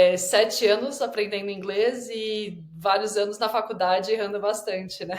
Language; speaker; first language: Portuguese; native; Portuguese